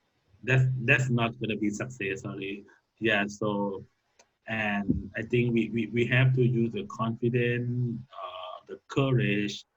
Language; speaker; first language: English; non-native, learner; Thai